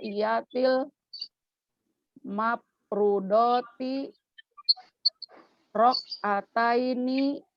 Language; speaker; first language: Arabic; non-native, learner; Indonesian